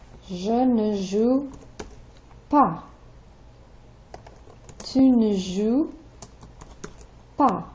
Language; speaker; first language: French; non-native, fluent; English